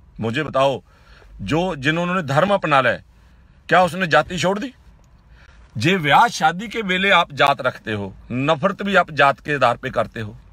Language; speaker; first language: Hindi; non-native, local second language; Punjabi